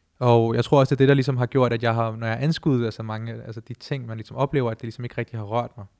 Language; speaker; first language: Danish; early bilingual, other home language; Punjabi